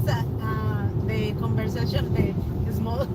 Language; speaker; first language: English; non-native, learner; Spanish